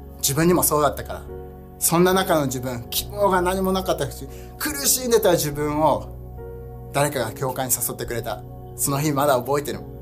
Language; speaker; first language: Japanese; early bilingual, heritage; Japanese